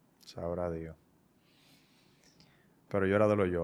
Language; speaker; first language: Spanish; native; Spanish